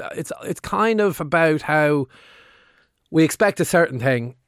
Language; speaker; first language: English; native; English